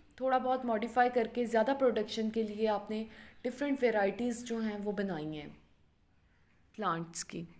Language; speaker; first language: Urdu; non-native, local second language; Punjabi